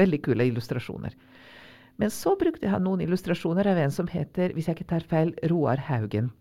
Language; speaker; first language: Norwegian; non-native, fluent; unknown